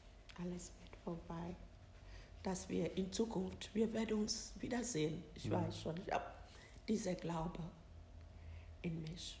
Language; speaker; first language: German; non-native, learner; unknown